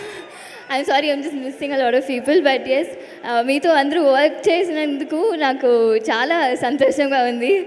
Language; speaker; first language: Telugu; non-native, local second language; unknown